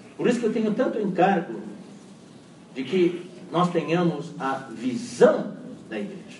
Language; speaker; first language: Portuguese; non-native, fluent; Chinese